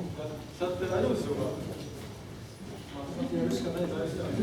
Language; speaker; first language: Japanese; native; Japanese